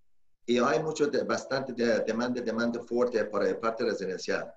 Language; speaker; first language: Spanish; non-native, learner; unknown